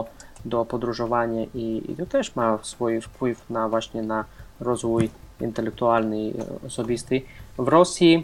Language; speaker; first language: Polish; non-native, fluent; Russian